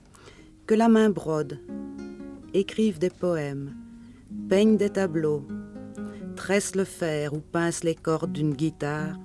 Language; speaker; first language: French; native; French